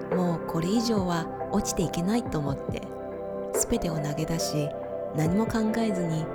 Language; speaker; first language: Japanese; native; Japanese